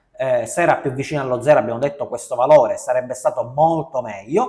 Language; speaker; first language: Italian; native; Italian